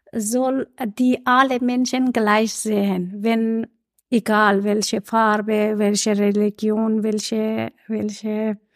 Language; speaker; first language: German; non-native, fluent; Persian